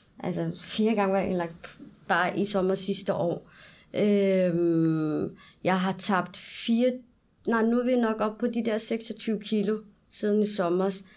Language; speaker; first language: Danish; early bilingual, other home language; Arabic